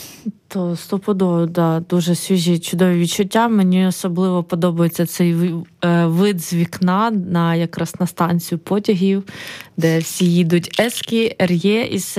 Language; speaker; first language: Ukrainian; native; Ukrainian